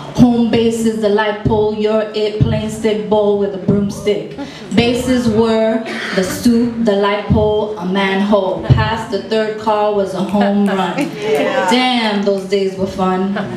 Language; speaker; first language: English; early bilingual, other home language; Spanish